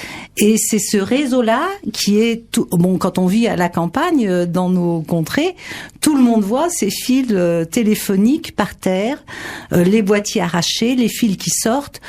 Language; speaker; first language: French; native; French